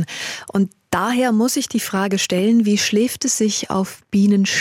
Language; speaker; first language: German; native; German